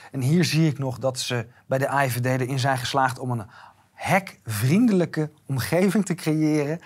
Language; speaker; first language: Dutch; native; Dutch